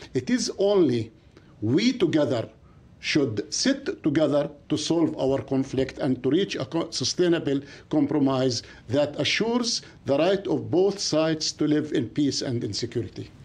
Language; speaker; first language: English; non-native, fluent; Arabic